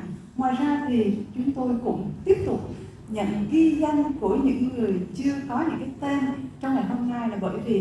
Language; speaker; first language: Vietnamese; native; Vietnamese